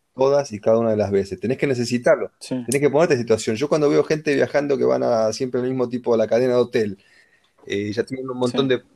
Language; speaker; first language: Spanish; native; Spanish